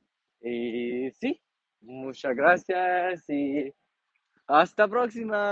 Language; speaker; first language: Spanish; non-native, learner; English